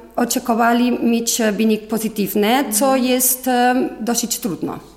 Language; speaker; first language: Polish; non-native, fluent; Spanish